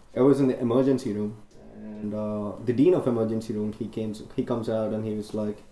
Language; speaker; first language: English; non-native, local second language; Tamil